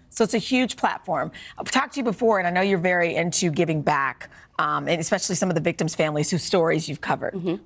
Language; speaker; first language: English; native; English